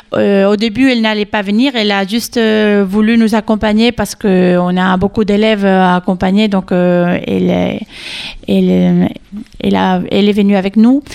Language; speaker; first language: French; non-native, fluent; Spanish